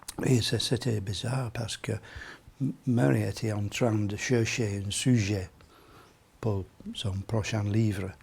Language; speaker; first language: French; non-native, learner; English